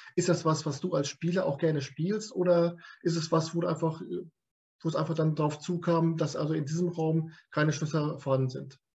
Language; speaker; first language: German; native; German